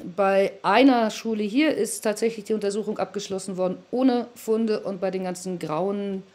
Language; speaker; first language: German; native; German